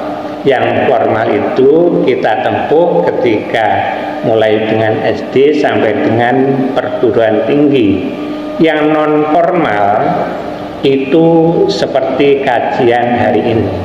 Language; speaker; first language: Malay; non-native, local second language; Javanese